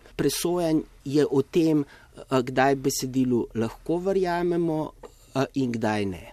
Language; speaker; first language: Slovenian; native; Slovenian